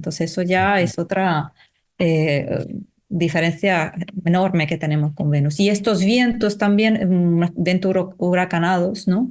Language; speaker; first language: Spanish; non-native, fluent; Italian